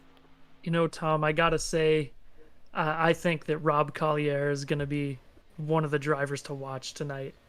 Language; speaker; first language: English; native; English